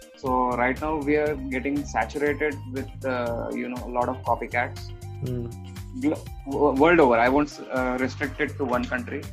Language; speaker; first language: English; non-native, local second language; Marathi